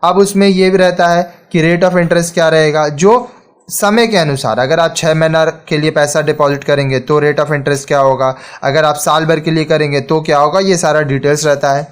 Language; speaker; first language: Hindi; native; Hindi